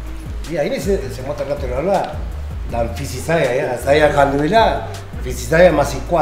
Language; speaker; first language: Indonesian; non-native, learner; Spanish